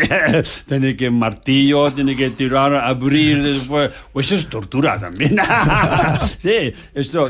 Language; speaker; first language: Spanish; non-native, learner; Tibetan